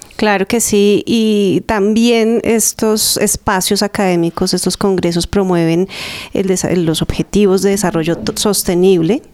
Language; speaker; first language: Spanish; native; Spanish